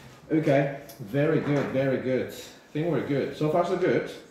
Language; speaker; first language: English; non-native, fluent; Spanish